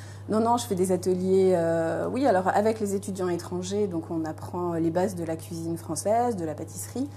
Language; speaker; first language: French; native; French